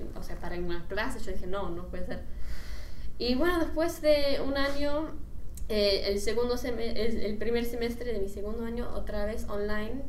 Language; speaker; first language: Spanish; non-native, fluent; English